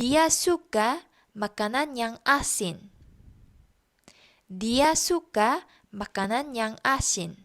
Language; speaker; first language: Indonesian; non-native, fluent; Korean